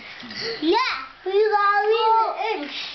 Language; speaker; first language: English; native; English